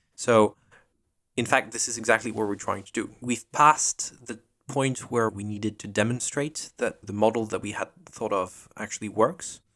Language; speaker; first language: English; non-native, fluent; French